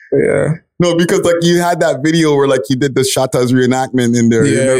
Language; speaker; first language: English; native; English